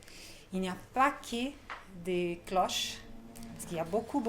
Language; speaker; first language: French; non-native, fluent; Portuguese